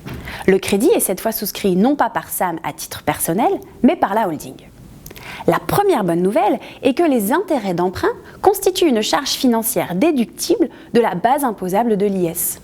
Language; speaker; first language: French; native; French